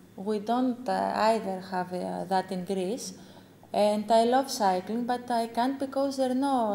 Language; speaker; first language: English; non-native, fluent; Greek